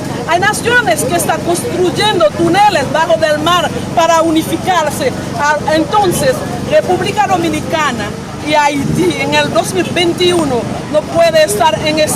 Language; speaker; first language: Spanish; non-native, local second language; Haitian Creole